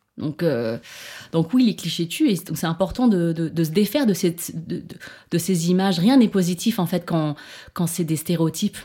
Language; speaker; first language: French; early bilingual, other home language; Chinese